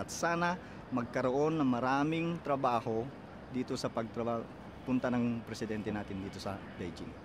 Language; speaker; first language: Filipino; non-native, local second language; Iloko